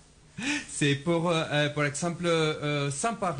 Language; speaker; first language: French; non-native, fluent; Spanish